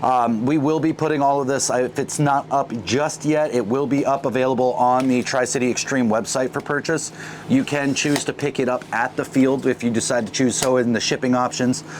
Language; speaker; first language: English; native; English